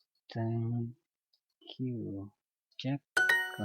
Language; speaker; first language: English; non-native, fluent; Indonesian